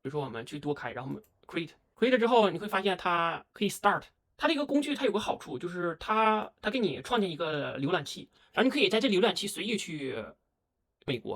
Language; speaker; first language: Chinese; native; Chinese